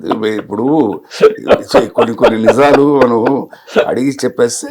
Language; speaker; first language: Telugu; native; Telugu